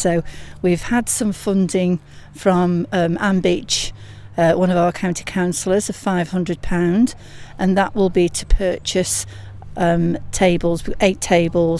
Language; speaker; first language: English; native; English